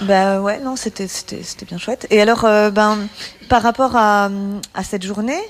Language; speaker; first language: French; native; French